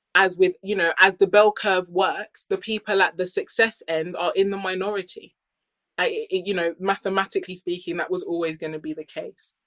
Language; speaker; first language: English; native; English